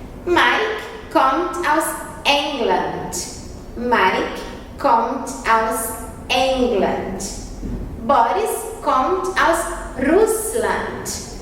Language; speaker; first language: German; non-native, fluent; Portuguese